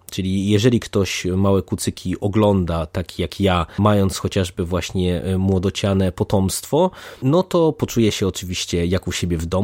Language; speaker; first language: Polish; native; Polish